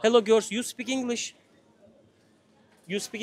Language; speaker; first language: English; non-native, learner; Turkish